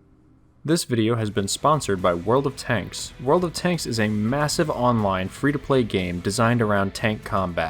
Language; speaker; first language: English; native; English